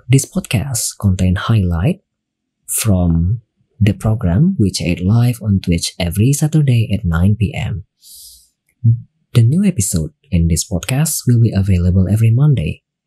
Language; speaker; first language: English; non-native, fluent; Indonesian